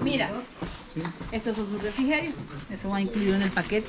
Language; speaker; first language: Spanish; native; Spanish